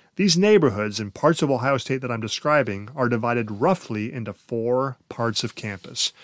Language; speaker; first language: English; native; English